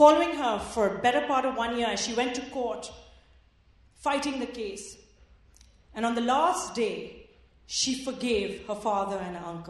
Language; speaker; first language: English; non-native, local second language; Urdu